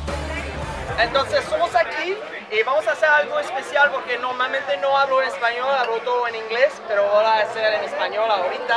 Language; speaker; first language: Spanish; non-native, learner; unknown